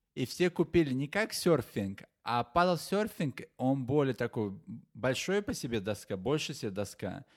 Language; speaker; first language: Russian; native; Russian